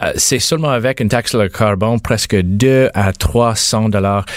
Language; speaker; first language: French; native; French